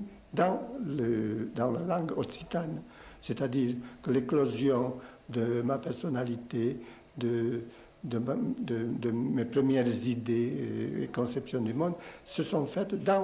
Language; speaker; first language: French; non-native, local second language; Occitan